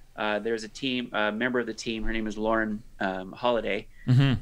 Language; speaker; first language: English; native; English